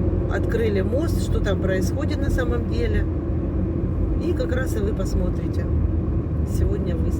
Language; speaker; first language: Russian; native; Russian